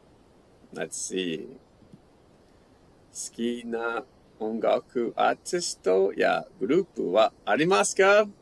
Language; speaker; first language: Japanese; non-native, learner; English